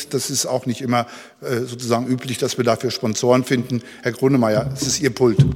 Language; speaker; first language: German; native; German